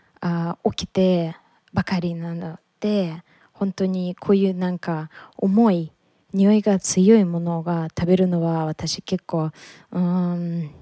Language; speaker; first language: Japanese; non-native, learner; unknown